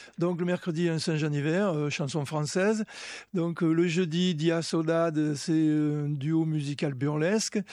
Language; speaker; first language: French; native; French